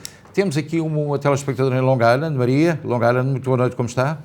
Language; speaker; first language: Portuguese; native; Portuguese